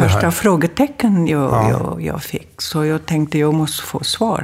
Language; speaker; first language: Swedish; non-native, fluent; German